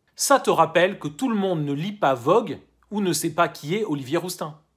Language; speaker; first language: French; native; French